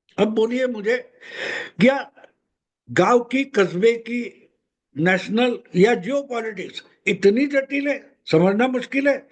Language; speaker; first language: Hindi; non-native, local second language; Marathi